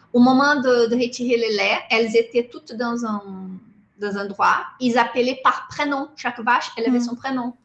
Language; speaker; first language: French; non-native, fluent; Portuguese